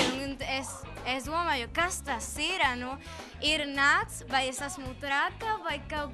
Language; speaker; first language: Latvian; non-native, learner; Spanish